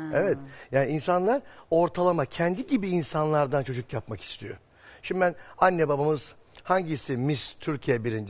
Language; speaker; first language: Turkish; native; Turkish